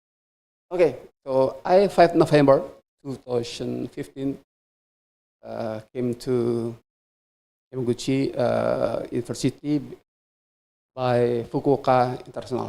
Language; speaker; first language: English; non-native, fluent; Indonesian